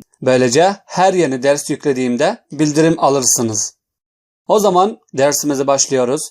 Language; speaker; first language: Turkish; non-native, fluent; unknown